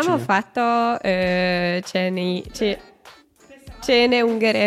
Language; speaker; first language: Italian; non-native, learner; Hungarian